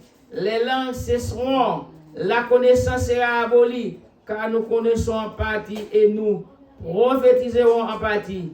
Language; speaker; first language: French; non-native, local second language; Haitian Creole